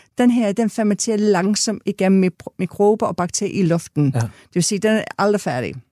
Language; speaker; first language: Danish; non-native, fluent; English